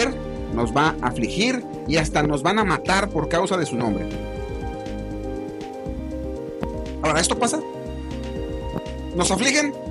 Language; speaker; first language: Spanish; native; Spanish